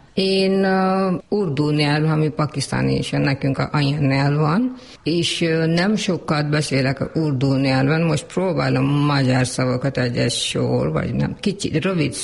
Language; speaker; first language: Hungarian; non-native, learner; Urdu